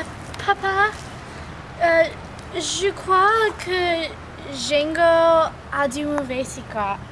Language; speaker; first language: French; non-native, learner; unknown